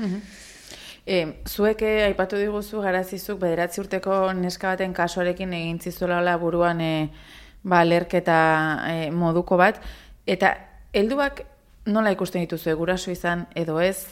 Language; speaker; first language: Basque; native; Basque